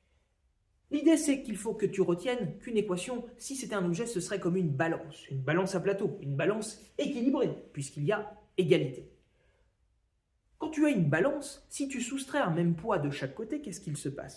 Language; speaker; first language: French; native; French